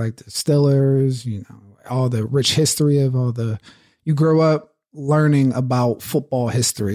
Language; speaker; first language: English; native; English